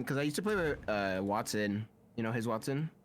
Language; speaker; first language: English; native; English